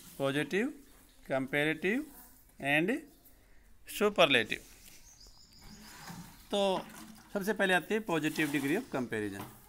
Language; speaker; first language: Hindi; native; Hindi